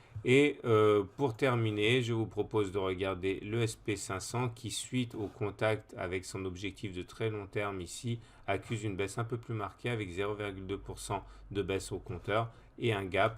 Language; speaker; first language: French; native; French